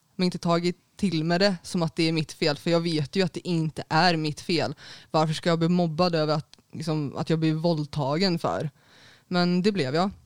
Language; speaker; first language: Swedish; native; Swedish